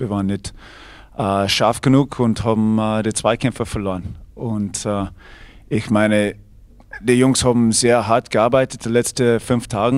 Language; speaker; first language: German; non-native, fluent; English